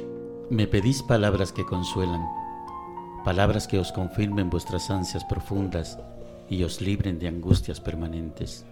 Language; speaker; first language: Spanish; native; Spanish